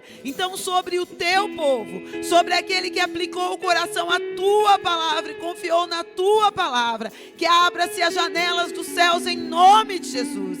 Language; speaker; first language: Portuguese; native; Portuguese